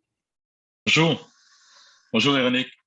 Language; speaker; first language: French; native; French